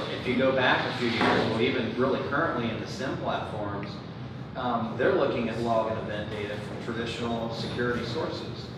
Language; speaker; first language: English; native; English